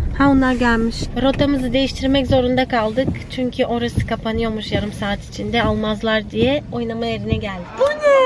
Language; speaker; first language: Turkish; early bilingual, heritage; Turkish